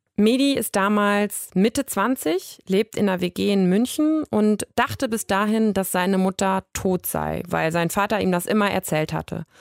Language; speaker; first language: German; native; German